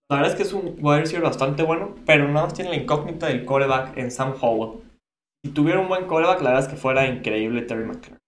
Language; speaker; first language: Spanish; native; Spanish